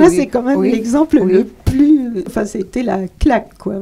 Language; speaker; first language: French; native; French